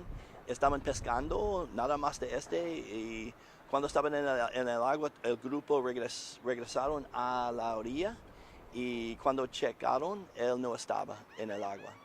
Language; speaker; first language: Spanish; non-native, learner; English